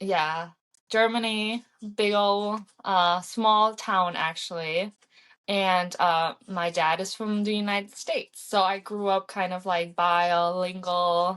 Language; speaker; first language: English; early bilingual, heritage; English